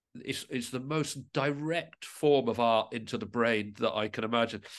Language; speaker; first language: English; native; English